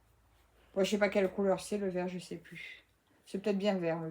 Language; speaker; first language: French; native; French